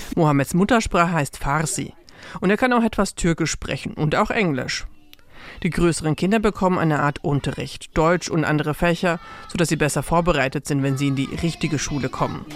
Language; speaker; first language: German; early bilingual, other home language; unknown